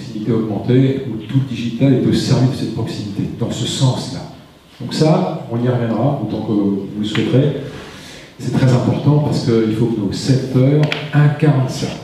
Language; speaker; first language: French; native; French